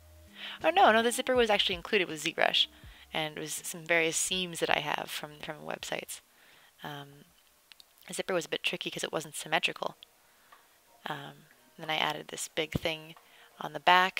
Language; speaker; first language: English; native; English